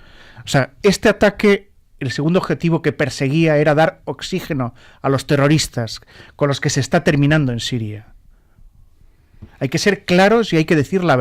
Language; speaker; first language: Spanish; native; Spanish